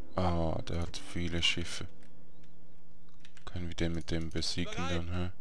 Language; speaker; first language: German; native; German